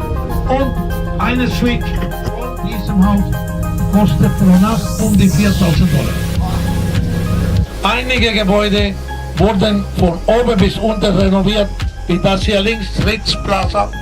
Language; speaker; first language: German; non-native, fluent; Spanish